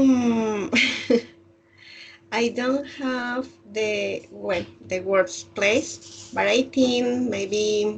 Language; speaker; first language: English; non-native, learner; Spanish